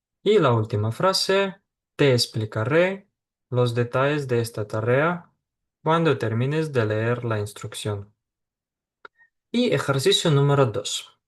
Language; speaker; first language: Spanish; non-native, fluent; Ukrainian